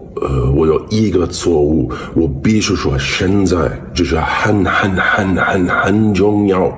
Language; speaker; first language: Chinese; non-native, learner; English